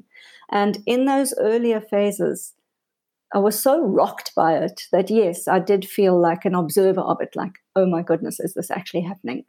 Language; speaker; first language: English; native; English